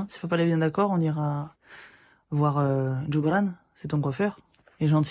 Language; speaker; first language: French; native; French